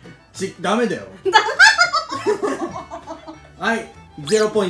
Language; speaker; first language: Japanese; native; Japanese